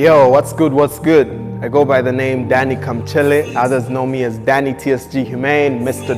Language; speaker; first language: English; non-native, local second language; Bemba